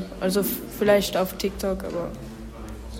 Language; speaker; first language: German; non-native, learner; French